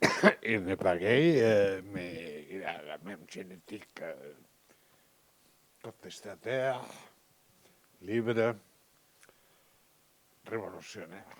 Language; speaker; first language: French; non-native, learner; Catalan